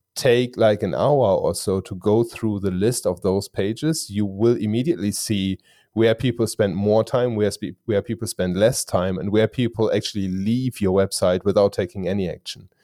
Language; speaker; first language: English; non-native, fluent; German